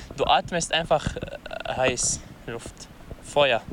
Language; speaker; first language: German; non-native, learner; Arabic